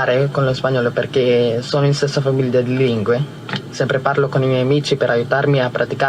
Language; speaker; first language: Italian; non-native, learner; Filipino